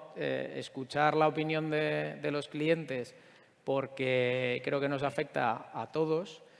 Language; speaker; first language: Spanish; native; Spanish